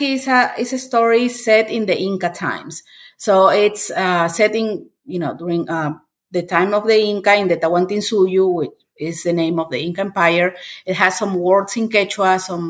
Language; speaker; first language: English; non-native, fluent; Spanish